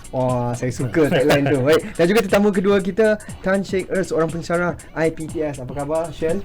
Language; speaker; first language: Malay; native; Malay